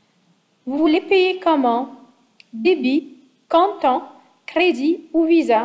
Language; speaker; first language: French; non-native, fluent; English